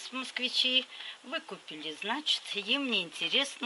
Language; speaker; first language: Russian; native; Russian